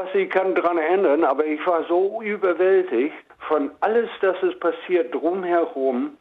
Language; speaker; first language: German; non-native, fluent; English